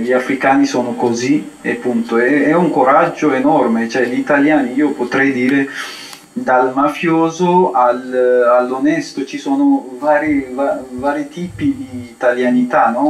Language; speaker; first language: Italian; non-native, fluent; Amharic